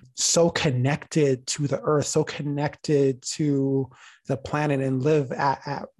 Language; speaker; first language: English; native; English